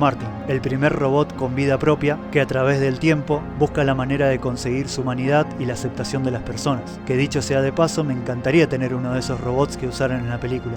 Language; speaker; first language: Spanish; native; Spanish